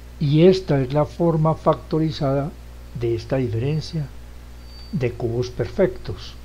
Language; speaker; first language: Spanish; native; Spanish